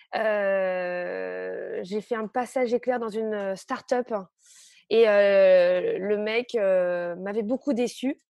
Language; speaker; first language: French; native; French